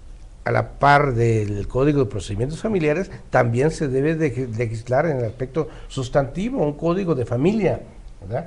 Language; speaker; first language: Spanish; native; Spanish